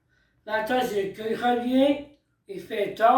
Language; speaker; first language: French; native; French